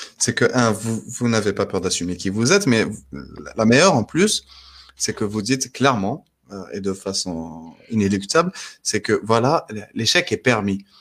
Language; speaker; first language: French; non-native, local second language; Arabic